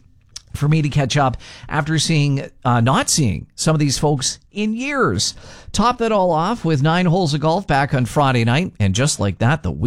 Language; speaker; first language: English; native; English